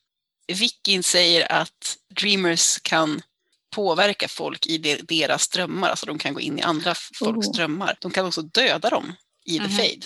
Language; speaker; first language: Swedish; native; Swedish